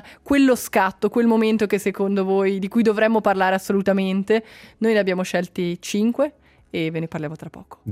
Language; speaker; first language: Italian; native; Italian